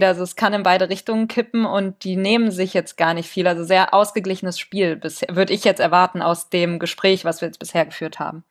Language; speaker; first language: German; native; German